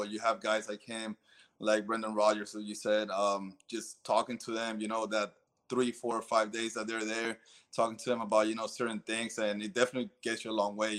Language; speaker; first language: English; early bilingual, other home language; Spanish